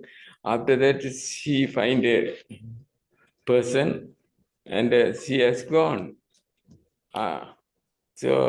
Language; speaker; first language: English; non-native, local second language; Tamil